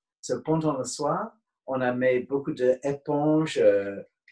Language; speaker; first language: French; non-native, fluent; English